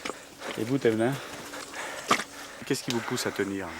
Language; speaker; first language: French; native; French